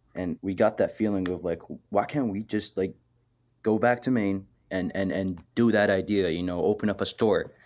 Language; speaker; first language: English; early bilingual, other home language; Arabic